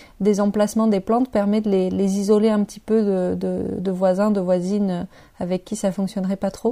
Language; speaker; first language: French; native; French